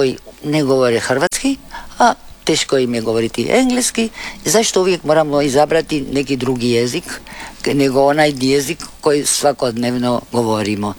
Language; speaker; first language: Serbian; early bilingual, heritage; Spanish